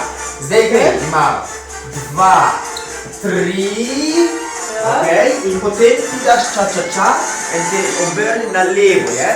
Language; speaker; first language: Slovenian; non-native, learner; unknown